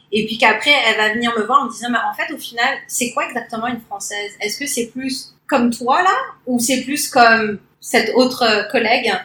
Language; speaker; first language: French; early bilingual, other home language; Cantonese